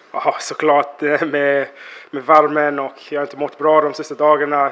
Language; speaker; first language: Swedish; non-native, fluent; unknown